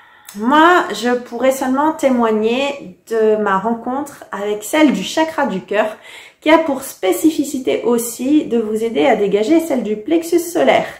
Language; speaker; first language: French; native; French